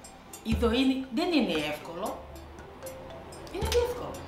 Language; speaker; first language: Greek; non-native, learner; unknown